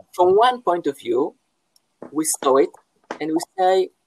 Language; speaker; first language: English; non-native, fluent; Hebrew